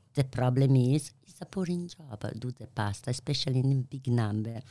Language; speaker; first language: English; non-native, learner; Italian